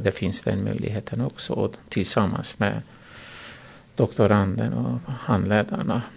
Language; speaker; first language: Swedish; non-native, fluent; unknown